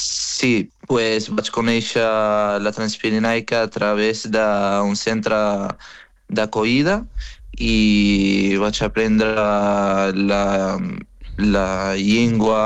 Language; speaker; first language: Catalan; non-native, fluent; Arabic